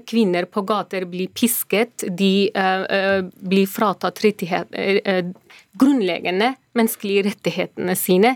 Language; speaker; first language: Norwegian; non-native, fluent; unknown